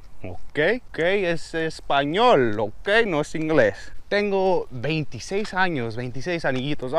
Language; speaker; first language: Spanish; early bilingual, heritage; Spanish